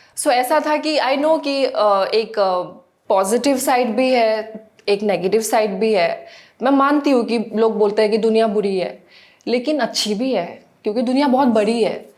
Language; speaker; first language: Hindi; non-native, local second language; Assamese